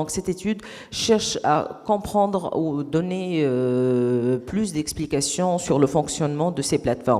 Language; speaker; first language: French; non-native, local second language; Arabic